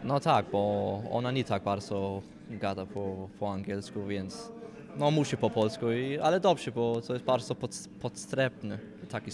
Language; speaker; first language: Polish; non-native, learner; Danish